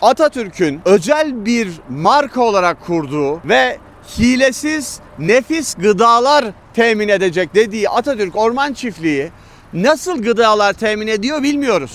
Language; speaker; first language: Turkish; native; Turkish